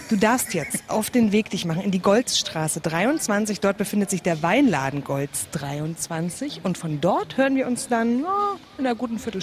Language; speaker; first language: German; native; German